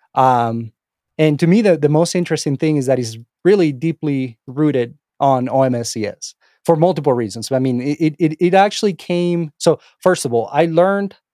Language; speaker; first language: English; non-native, fluent; Spanish